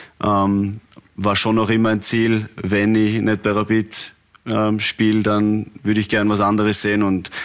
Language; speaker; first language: German; native; German